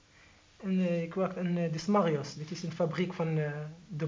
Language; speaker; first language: Dutch; non-native, learner; Arabic